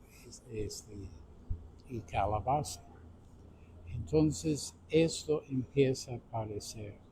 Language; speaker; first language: Spanish; non-native, fluent; English